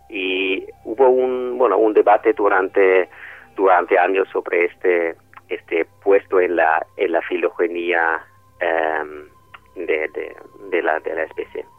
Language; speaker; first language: Spanish; non-native, fluent; German